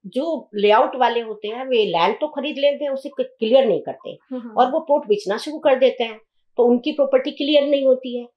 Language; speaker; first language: Hindi; native; Hindi